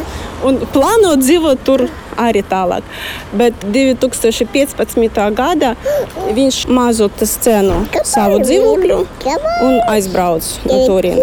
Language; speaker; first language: Latvian; non-native, learner; Russian